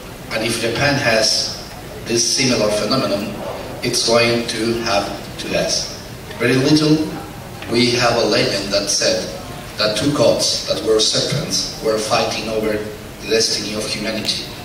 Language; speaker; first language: English; non-native, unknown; Spanish